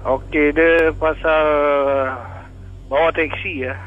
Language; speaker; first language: Malay; native; Malay